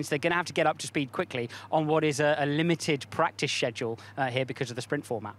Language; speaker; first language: English; native; English